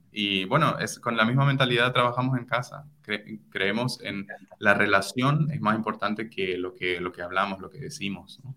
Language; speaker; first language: Spanish; non-native, fluent; German